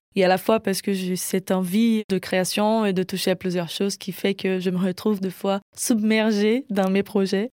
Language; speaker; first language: French; non-native, fluent; Portuguese